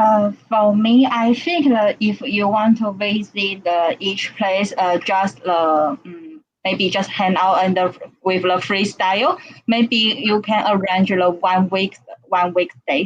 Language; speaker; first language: English; non-native, learner; Chinese